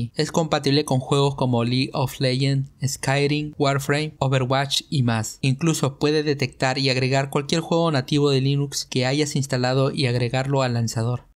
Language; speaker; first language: Spanish; native; Spanish